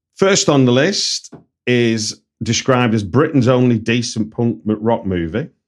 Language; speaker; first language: English; native; English